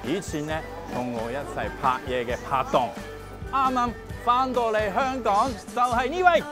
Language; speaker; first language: Cantonese; non-native, fluent; Japanese